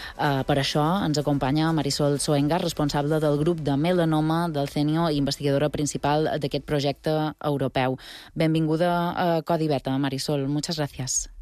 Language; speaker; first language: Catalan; native; Catalan